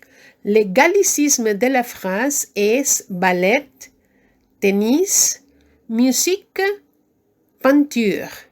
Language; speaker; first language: French; non-native, fluent; Spanish